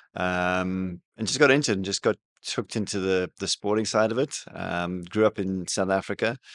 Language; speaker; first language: English; native; English